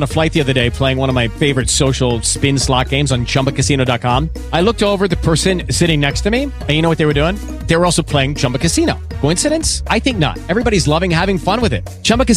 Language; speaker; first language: English; non-native, fluent; Russian